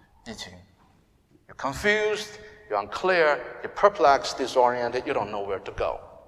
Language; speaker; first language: English; non-native, fluent; Chinese